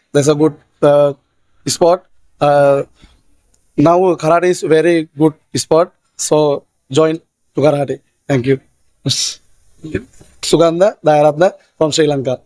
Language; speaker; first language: English; non-native, learner; Sinhala